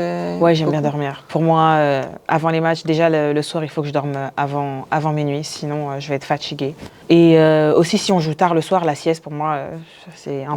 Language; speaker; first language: French; native; French